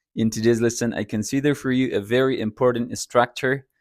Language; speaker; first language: English; non-native, fluent; Persian